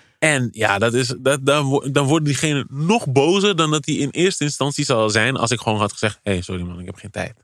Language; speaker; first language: Dutch; early bilingual, other home language; Kabuverdianu